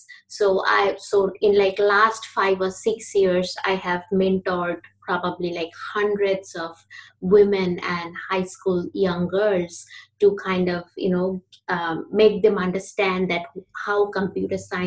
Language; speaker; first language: English; non-native, local second language; Bangla